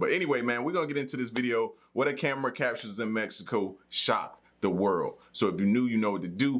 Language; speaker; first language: English; native; English